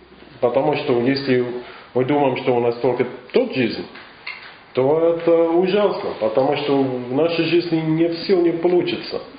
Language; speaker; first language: Russian; non-native, fluent; English